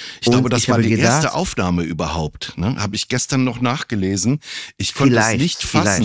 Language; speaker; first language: German; native; German